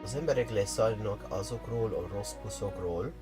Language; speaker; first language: Hungarian; non-native, learner; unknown